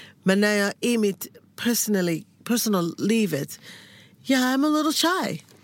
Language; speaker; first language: Swedish; non-native, learner; English